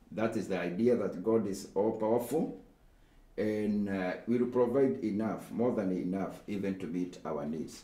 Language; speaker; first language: English; non-native, local second language; Swahili